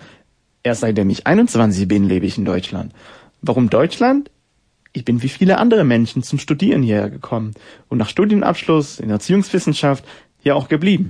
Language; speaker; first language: German; non-native, fluent; Hebrew